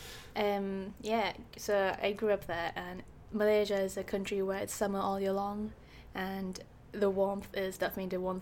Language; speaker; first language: English; non-native, local second language; Malay